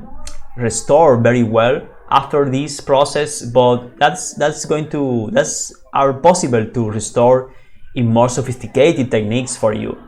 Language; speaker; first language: English; non-native, fluent; Spanish